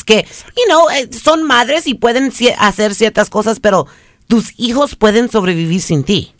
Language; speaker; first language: Spanish; early bilingual, other home language; English